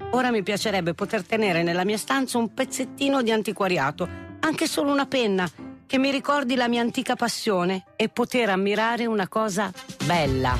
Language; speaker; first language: Italian; native; Italian